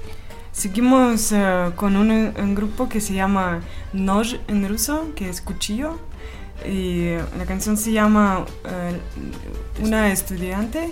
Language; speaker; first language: Spanish; non-native, fluent; Russian